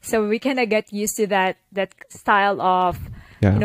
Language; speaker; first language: English; non-native, local second language; Cebuano